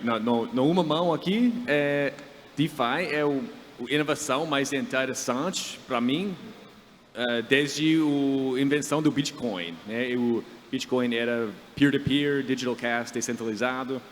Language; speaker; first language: Portuguese; non-native, fluent; English